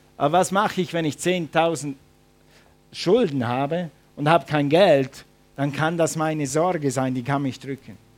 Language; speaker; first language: German; non-native, fluent; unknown